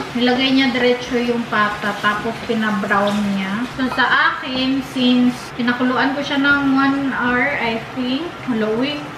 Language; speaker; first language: Filipino; non-native, local second language; Cebuano